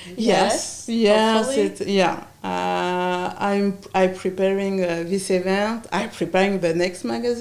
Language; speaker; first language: English; non-native, learner; French